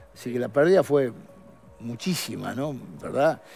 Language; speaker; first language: Spanish; native; Spanish